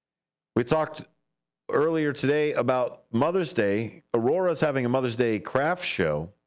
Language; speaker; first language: English; native; English